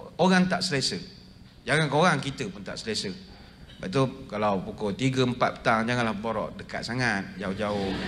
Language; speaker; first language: Malay; native; Malay